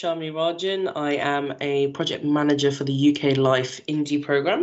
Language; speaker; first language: English; native; English